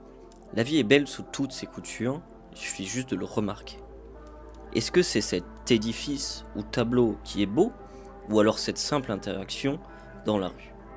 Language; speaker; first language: French; native; French